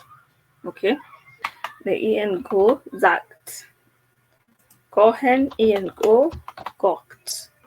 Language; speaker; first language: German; non-native, fluent; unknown